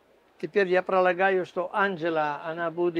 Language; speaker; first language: Russian; non-native, fluent; Italian